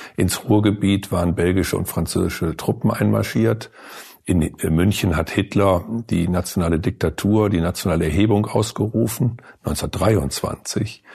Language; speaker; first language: German; native; German